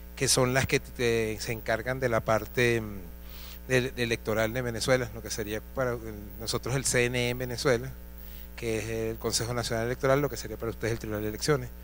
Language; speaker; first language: Spanish; native; Spanish